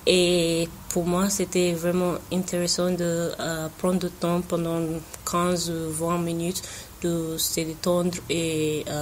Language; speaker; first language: French; non-native, fluent; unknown